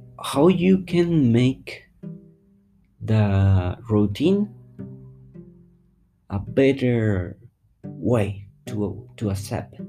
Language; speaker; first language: English; non-native, fluent; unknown